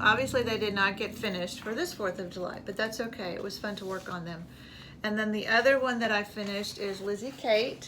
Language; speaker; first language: English; native; English